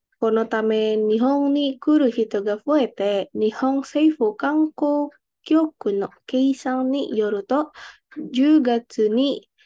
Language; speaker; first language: Japanese; non-native, learner; Indonesian